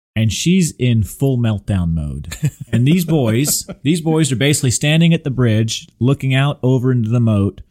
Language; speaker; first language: English; native; English